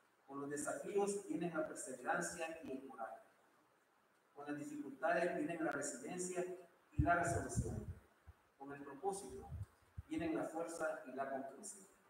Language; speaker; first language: Spanish; native; Spanish